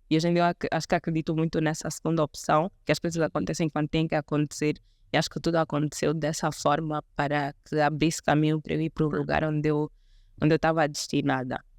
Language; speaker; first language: Portuguese; native; Portuguese